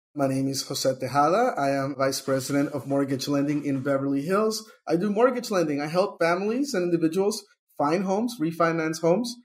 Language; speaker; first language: English; early bilingual, other home language; Spanish